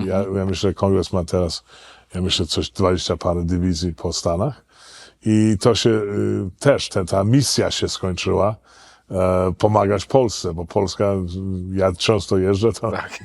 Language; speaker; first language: Polish; early bilingual, heritage; Polish